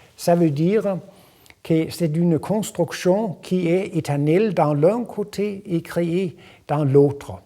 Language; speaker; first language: French; non-native, fluent; Danish